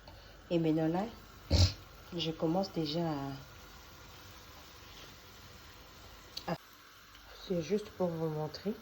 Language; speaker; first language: French; non-native, local second language; Lingala